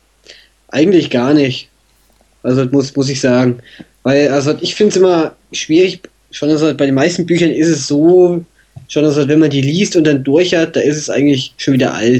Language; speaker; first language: German; native; German